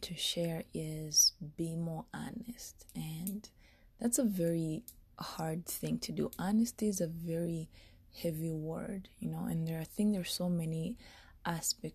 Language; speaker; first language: English; non-native, local second language; Kinyarwanda